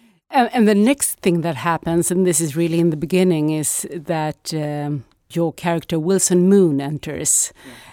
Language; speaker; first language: English; non-native, fluent; Swedish